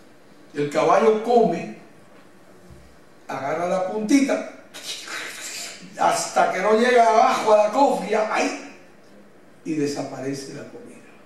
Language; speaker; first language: Spanish; native; Spanish